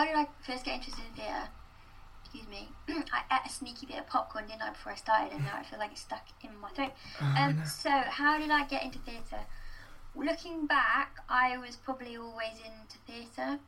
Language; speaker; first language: English; native; English